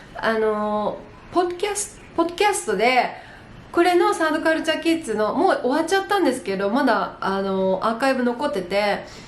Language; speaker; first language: Japanese; native; Japanese